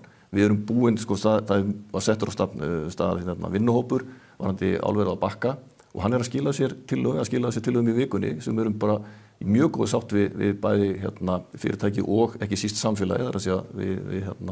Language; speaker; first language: Icelandic; native; Icelandic